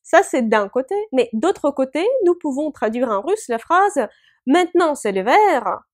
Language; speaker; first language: French; non-native, fluent; Russian